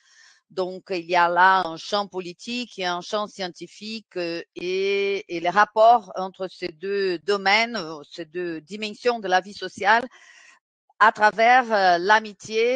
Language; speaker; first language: French; non-native, fluent; Portuguese